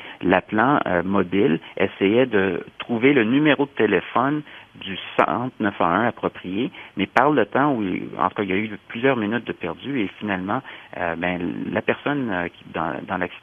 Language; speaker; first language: French; native; French